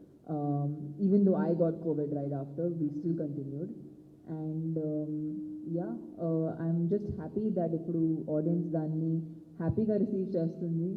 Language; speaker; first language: Telugu; non-native, fluent; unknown